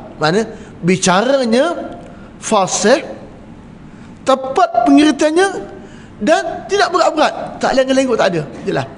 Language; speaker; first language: Malay; native; Malay